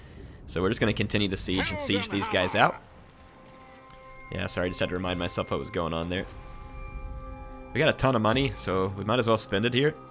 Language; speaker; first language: English; native; English